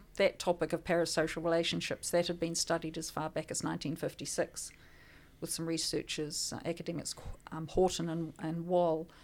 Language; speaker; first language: English; native; English